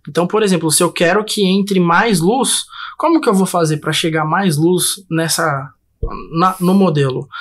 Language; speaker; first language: Portuguese; native; Portuguese